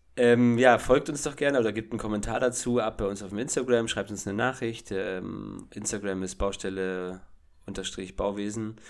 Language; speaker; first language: German; native; German